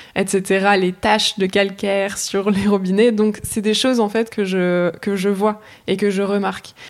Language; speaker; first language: French; native; French